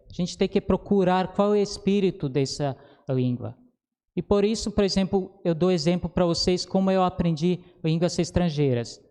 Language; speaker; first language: Portuguese; non-native, fluent; Croatian